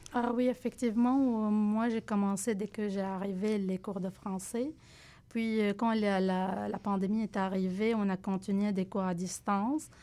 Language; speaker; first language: French; non-native, local second language; Arabic